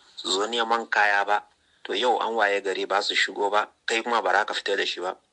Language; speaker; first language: Hausa; non-native, local second language; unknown